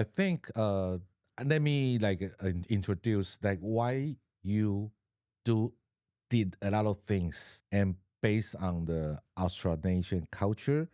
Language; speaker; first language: English; non-native, learner; Chinese